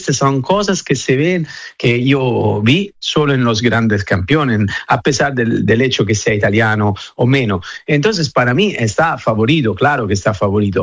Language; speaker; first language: Spanish; non-native, fluent; Italian